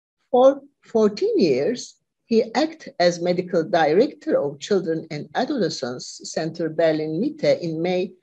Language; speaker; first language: English; non-native, fluent; Turkish